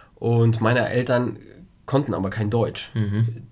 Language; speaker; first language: German; early bilingual, other home language; Polish